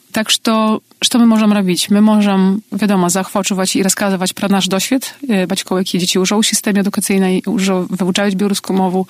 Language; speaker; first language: Belarusian; native; Belarusian